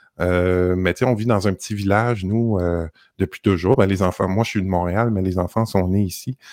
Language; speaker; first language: French; native; French